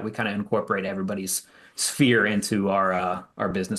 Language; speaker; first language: English; native; English